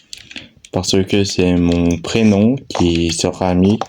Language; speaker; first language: French; native; French